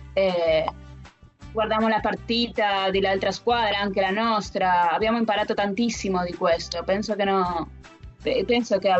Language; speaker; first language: Italian; non-native, fluent; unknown